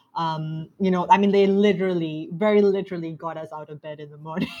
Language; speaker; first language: English; non-native, local second language; Sinhala